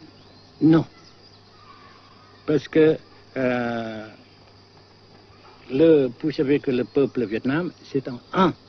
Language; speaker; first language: French; non-native, fluent; Vietnamese